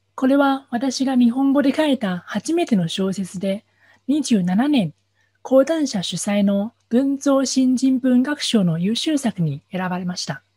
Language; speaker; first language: Japanese; non-native, fluent; Chinese